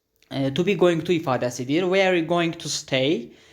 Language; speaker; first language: English; non-native, fluent; Azerbaijani